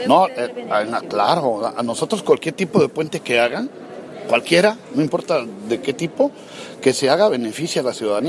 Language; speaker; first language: Spanish; native; Spanish